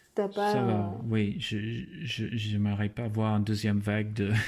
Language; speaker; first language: French; non-native, fluent; English